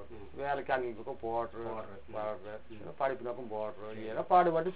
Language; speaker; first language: Tamil; non-native, local second language; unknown